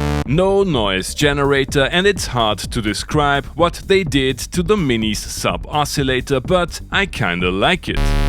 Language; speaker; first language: English; non-native, fluent; German